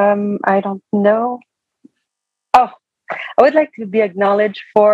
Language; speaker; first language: English; non-native, fluent; French